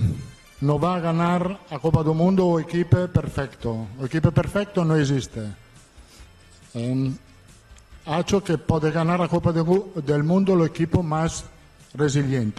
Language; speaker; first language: Portuguese; non-native, learner; Italian